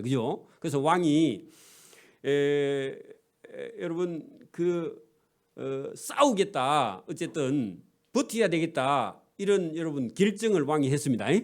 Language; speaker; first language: Korean; native; Korean